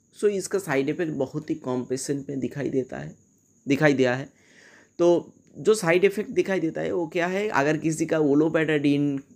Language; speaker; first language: Hindi; non-native, local second language; Bangla